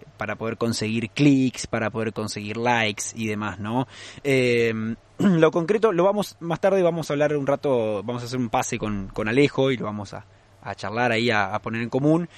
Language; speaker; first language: Spanish; native; Spanish